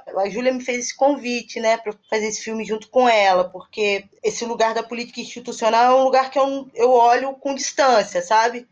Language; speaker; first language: Portuguese; native; Portuguese